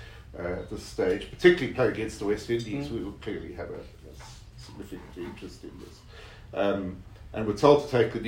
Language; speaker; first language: English; native; English